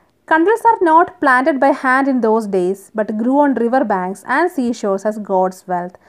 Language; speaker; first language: English; non-native, local second language; Malayalam